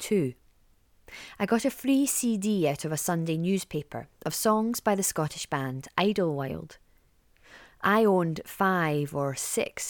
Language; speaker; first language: English; native; English